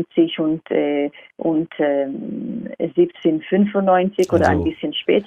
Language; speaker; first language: German; non-native, fluent; Hebrew